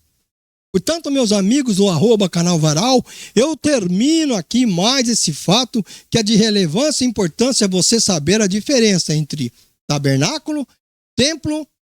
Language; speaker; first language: Portuguese; native; Portuguese